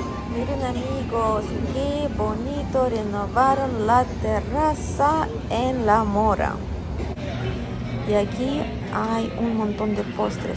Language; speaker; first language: Spanish; non-native, fluent; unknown